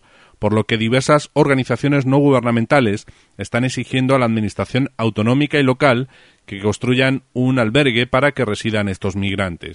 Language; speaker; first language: Spanish; native; Spanish